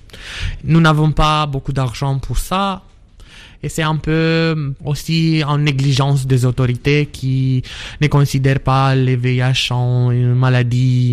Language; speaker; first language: French; non-native, learner; Romanian